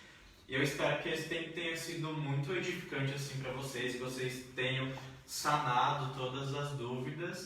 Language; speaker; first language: Portuguese; native; Portuguese